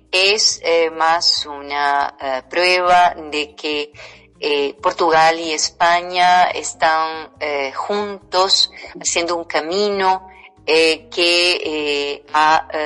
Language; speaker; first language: Spanish; non-native, fluent; Portuguese